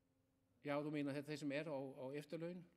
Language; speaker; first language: Danish; non-native, learner; Icelandic